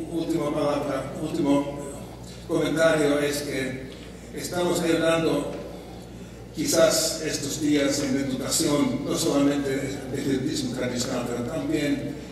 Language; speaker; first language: Spanish; non-native, fluent; Finnish